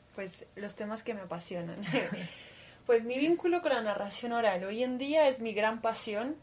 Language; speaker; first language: Spanish; early bilingual, other home language; Russian